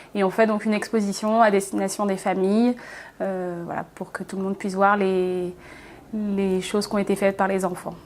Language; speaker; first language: French; native; French